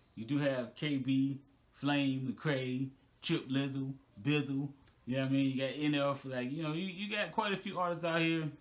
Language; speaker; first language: English; native; English